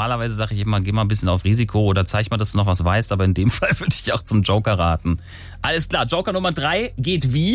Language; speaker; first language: German; native; German